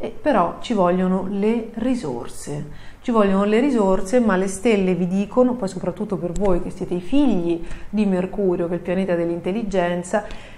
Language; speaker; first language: Italian; native; Italian